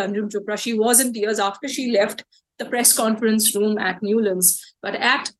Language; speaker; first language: English; non-native, local second language; Bangla